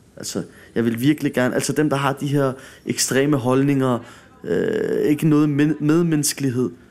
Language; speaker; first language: Danish; early bilingual, other home language; Arabic